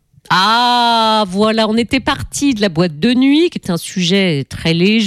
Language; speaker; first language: French; native; French